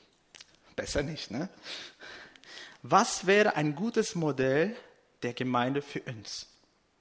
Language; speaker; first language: German; non-native, fluent; Portuguese